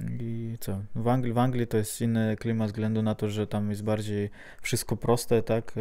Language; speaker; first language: Polish; non-native, fluent; Russian